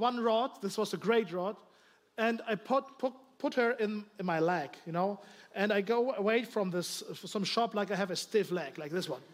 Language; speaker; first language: English; non-native, learner; German